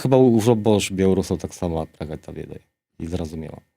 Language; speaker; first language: Polish; non-native, local second language; Belarusian